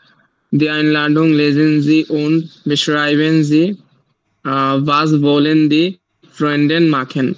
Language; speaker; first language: German; non-native, learner; Bangla